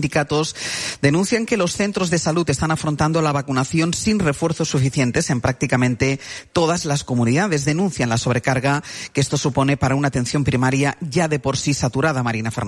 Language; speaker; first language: Spanish; native; Spanish